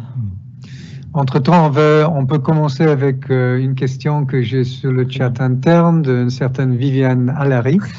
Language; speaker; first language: French; non-native, fluent; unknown